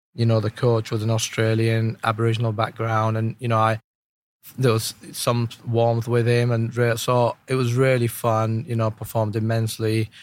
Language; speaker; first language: English; early bilingual, other home language; Urdu